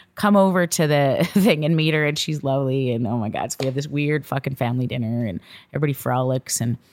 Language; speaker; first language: English; native; English